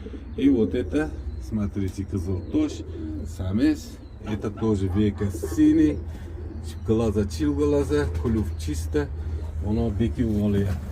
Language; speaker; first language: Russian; non-native, local second language; Uzbek